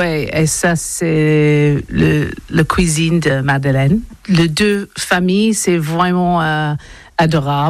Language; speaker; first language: French; non-native, learner; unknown